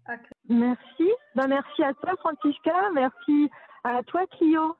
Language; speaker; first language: French; native; French